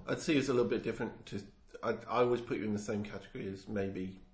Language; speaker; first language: English; native; English